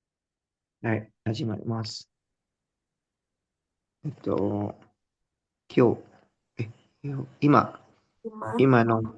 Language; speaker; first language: Japanese; non-native, learner; Indonesian